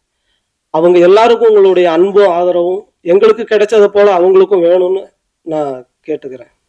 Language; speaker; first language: Tamil; native; Tamil